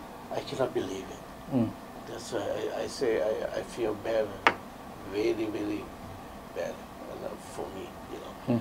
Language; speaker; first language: English; non-native, learner; Lao